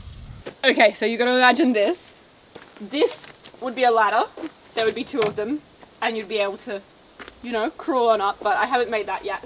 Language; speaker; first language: English; native; English